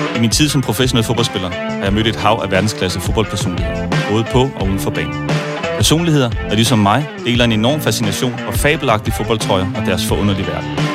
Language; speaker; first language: Danish; native; Danish